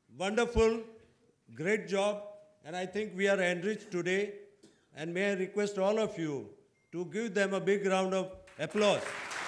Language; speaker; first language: English; non-native, local second language; Gujarati